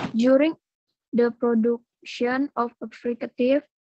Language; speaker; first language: English; non-native, learner; Indonesian